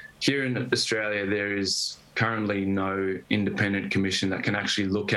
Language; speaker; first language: English; native; English